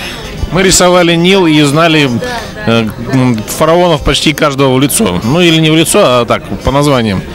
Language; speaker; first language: Russian; native; Russian